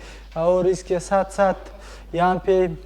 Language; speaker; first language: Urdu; non-native, local second language; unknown